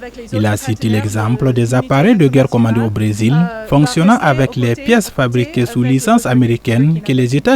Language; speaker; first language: French; native; French